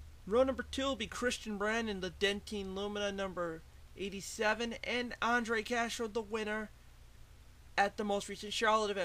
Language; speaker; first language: English; native; English